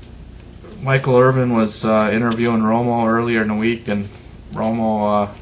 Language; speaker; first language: English; native; English